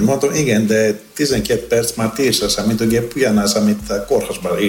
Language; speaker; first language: Hungarian; non-native, learner; Greek